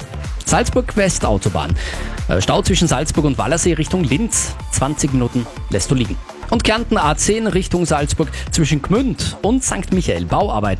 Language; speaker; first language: German; native; German